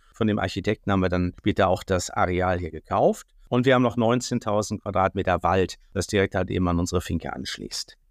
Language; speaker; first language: German; native; German